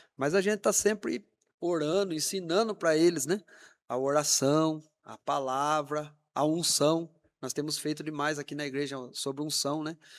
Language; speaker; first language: Portuguese; native; Portuguese